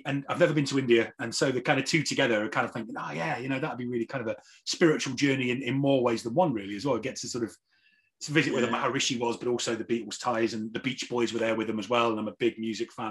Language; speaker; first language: English; native; English